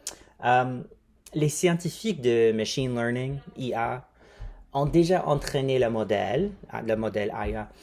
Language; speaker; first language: French; non-native, fluent; English